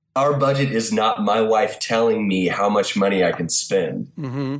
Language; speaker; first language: English; native; English